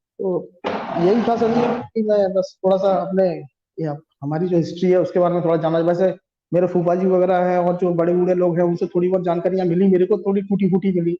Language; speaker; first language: Hindi; non-native, local second language; Bangla